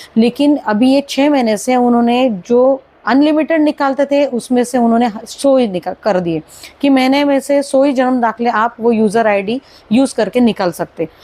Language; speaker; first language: Hindi; non-native, local second language; Marathi